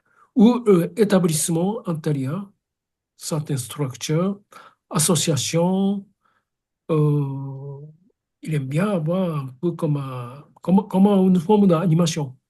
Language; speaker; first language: French; non-native, fluent; Japanese